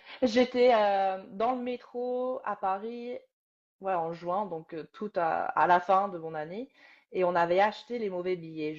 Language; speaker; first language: French; native; French